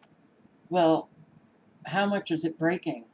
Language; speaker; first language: English; native; English